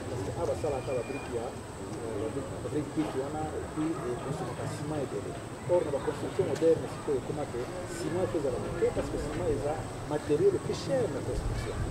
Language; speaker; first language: French; non-native, local second language; Kongo